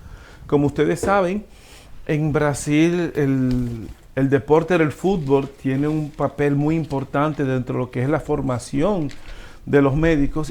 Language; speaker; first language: Spanish; native; Spanish